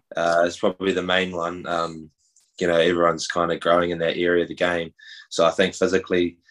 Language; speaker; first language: English; native; English